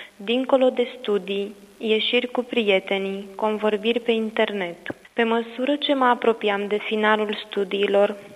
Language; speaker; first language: Romanian; native; Romanian